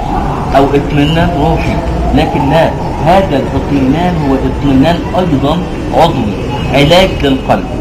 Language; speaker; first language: Arabic; native; Arabic